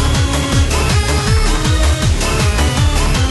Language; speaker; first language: English; native; English